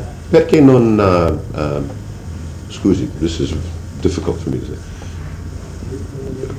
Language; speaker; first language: English; native; English